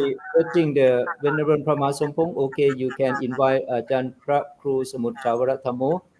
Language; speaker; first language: English; non-native, fluent; Thai